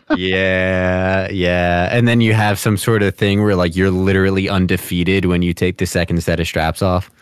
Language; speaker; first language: English; native; English